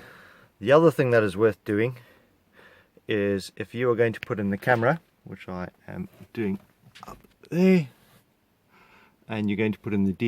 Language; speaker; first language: English; native; English